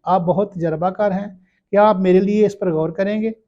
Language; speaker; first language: Urdu; non-native, local second language; Punjabi